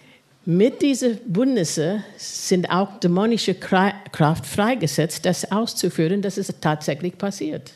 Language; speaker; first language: German; non-native, fluent; English